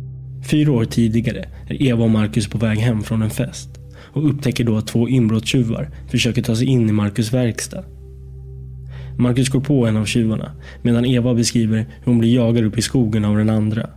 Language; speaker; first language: Swedish; native; Swedish